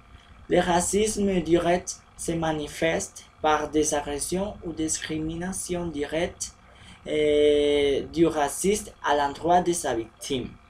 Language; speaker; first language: French; non-native, learner; Spanish